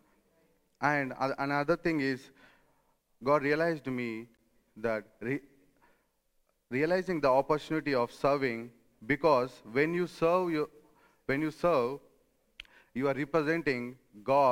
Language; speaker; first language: English; non-native, local second language; Telugu